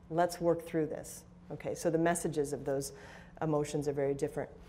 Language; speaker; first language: English; native; English